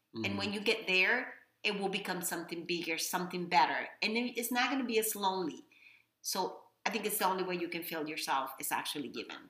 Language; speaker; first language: English; non-native, fluent; Spanish